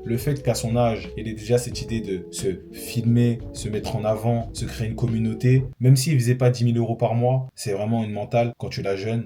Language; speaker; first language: French; native; French